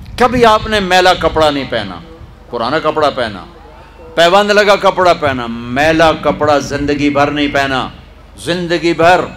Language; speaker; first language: Urdu; non-native, local second language; Punjabi